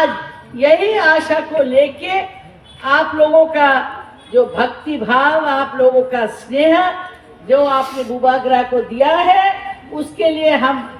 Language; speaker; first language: Hindi; non-native, local second language; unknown